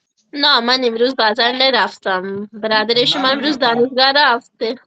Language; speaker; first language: Persian; non-native, learner; Urdu